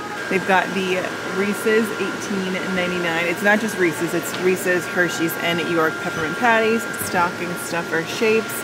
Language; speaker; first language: English; native; English